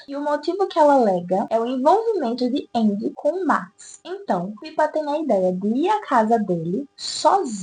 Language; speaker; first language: Portuguese; native; Portuguese